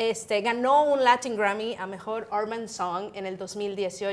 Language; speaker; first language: Spanish; native; Spanish